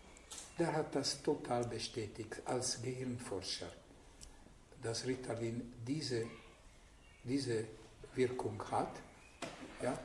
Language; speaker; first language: German; non-native, fluent; Hungarian